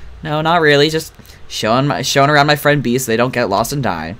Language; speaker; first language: English; native; English